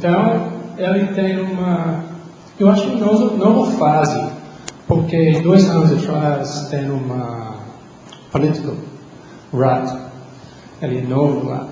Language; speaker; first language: Portuguese; non-native, learner; English